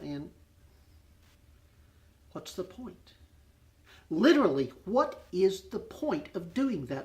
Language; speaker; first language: English; native; English